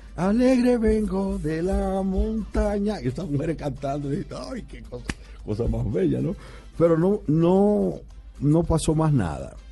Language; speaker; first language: Spanish; native; Spanish